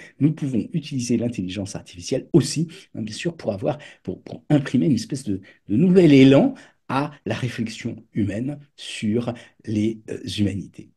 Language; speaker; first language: French; native; French